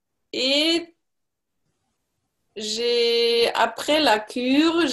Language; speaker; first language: French; non-native, learner; German